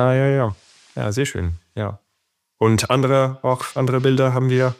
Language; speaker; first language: German; non-native, fluent; French